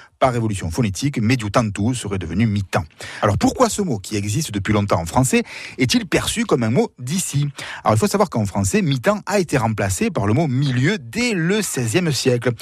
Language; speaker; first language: French; native; French